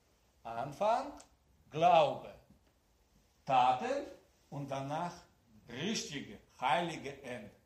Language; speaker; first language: German; non-native, learner; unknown